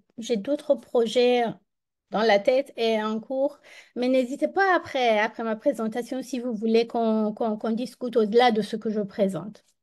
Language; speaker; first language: French; non-native, fluent; Persian